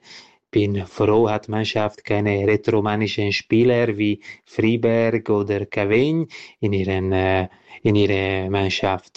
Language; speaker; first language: German; non-native, learner; Croatian